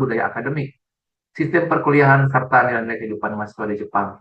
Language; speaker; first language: Indonesian; native; Indonesian